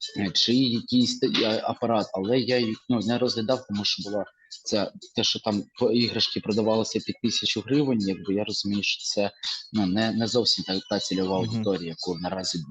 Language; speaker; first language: Ukrainian; native; Ukrainian